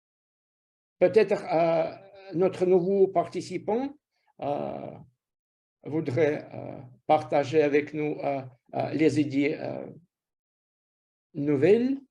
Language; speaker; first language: French; non-native, fluent; Russian